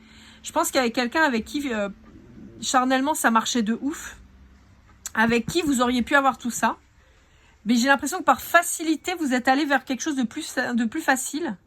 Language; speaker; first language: French; native; French